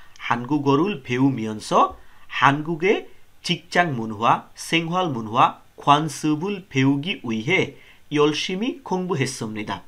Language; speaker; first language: Korean; non-native, learner; Bangla